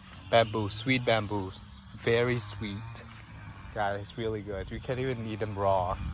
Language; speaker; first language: English; non-native, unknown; Thai